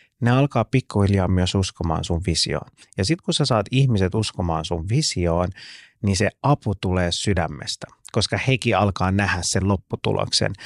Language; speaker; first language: Finnish; early bilingual, other home language; Persian